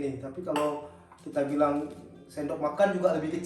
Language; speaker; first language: Indonesian; native; Indonesian